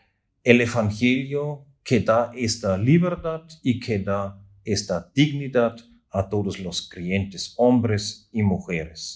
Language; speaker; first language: Spanish; non-native, fluent; German